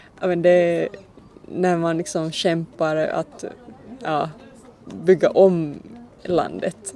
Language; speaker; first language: Swedish; non-native, local second language; Finnish